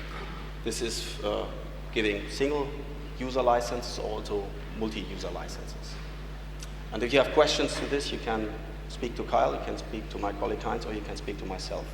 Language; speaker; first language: English; non-native, fluent; German